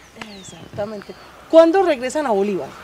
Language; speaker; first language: Spanish; native; Spanish